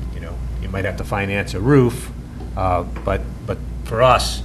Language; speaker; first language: English; native; English